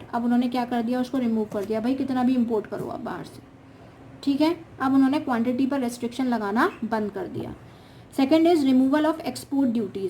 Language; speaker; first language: Hindi; native; Hindi